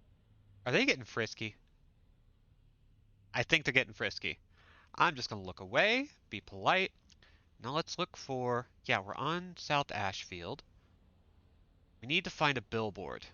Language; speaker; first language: English; native; English